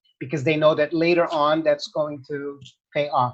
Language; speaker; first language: English; non-native, fluent; Portuguese